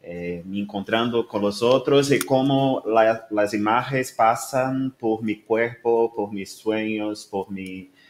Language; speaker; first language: Spanish; non-native, learner; Portuguese